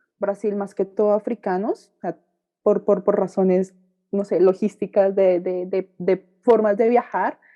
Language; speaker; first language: Spanish; native; Spanish